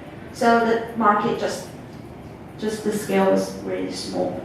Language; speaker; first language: English; non-native, fluent; Chinese